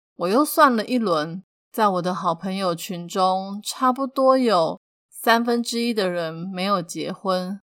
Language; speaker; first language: Chinese; non-native, local second language; Min Nan Chinese